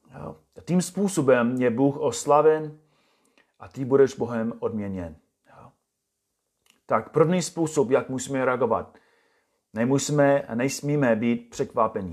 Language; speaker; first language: Czech; non-native, fluent; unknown